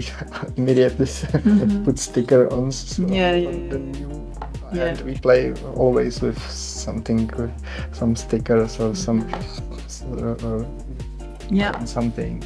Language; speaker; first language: English; non-native, learner; Czech